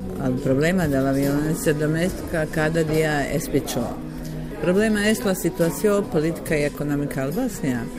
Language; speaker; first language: Catalan; non-native, fluent; Bosnian